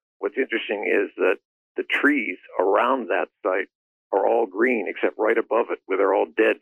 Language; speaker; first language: English; native; English